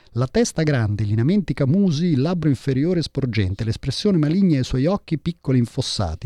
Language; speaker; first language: Italian; early bilingual, heritage; Italian